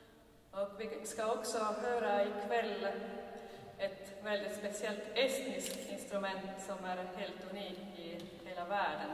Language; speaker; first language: Swedish; non-native, fluent; Estonian